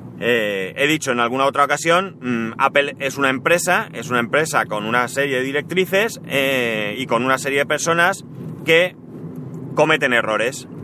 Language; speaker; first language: Spanish; native; Spanish